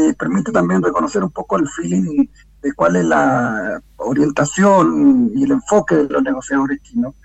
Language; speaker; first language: Spanish; native; Spanish